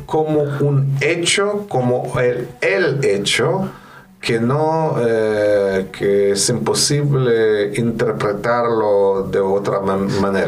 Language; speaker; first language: Spanish; non-native, fluent; Russian